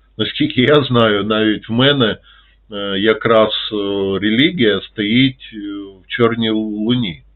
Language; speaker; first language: Ukrainian; non-native, local second language; Russian